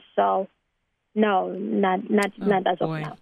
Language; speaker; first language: English; non-native, fluent; Tigrinya